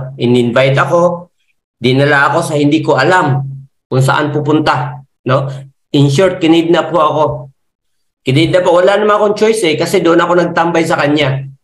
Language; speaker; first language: Filipino; non-native, local second language; Masbatenyo